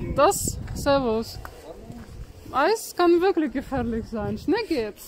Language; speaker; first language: German; non-native, learner; Russian